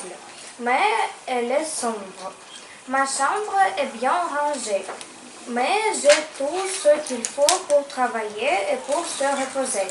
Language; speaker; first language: French; non-native, learner; Ukrainian